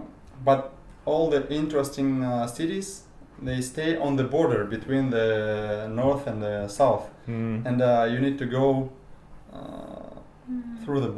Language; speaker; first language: English; non-native, learner; Russian